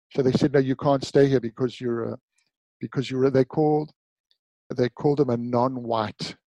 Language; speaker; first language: English; native; English